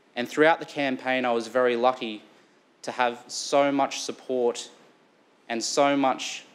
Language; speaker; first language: English; native; English